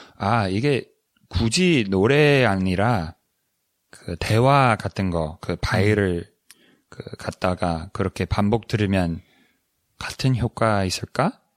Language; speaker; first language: Korean; non-native, fluent; English